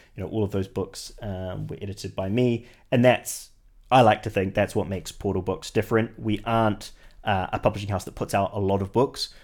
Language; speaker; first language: English; native; English